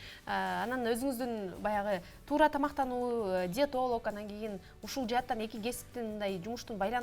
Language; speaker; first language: Kyrgyz; native; Kyrgyz